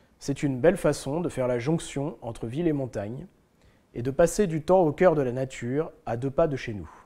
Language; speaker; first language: French; native; French